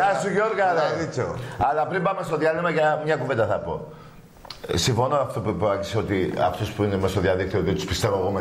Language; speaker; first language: Greek; native; Greek